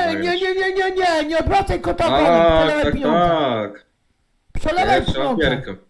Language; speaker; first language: Polish; native; Polish